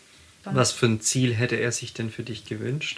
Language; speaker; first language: German; native; German